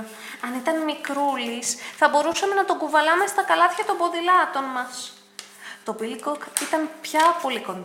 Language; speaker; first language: Greek; native; Greek